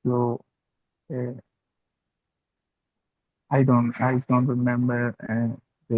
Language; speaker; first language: English; non-native, learner; Spanish